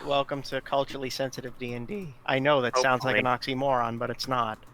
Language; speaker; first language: English; native; English